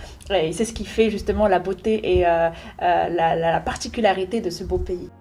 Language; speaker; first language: French; native; French